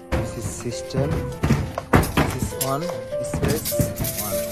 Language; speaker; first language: English; non-native, learner; Bangla